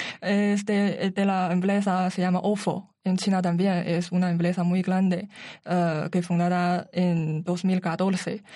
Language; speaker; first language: Spanish; non-native, learner; Chinese